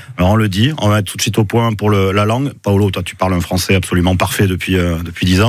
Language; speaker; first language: French; native; French